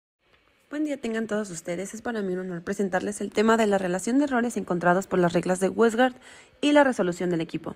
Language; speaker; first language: Spanish; native; Spanish